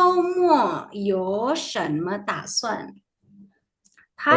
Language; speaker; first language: Chinese; non-native, fluent; Indonesian